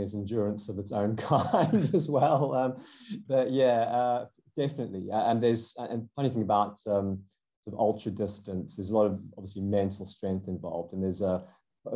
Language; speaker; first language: English; native; English